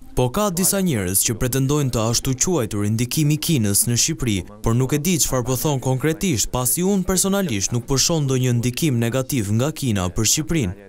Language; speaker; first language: Albanian; non-native, fluent; Chinese